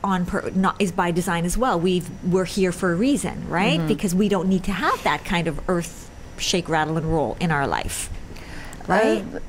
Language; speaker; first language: English; native; English